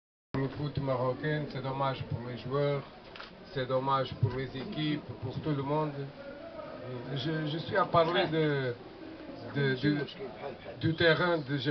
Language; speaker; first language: French; non-native, fluent; Portuguese